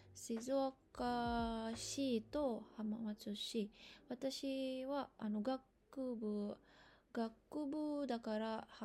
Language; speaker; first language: Japanese; non-native, learner; Indonesian